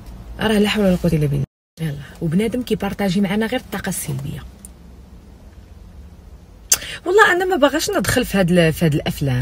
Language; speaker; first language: Arabic; native; Arabic